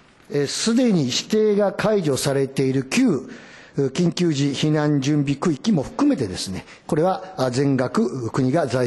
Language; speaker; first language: Japanese; native; Japanese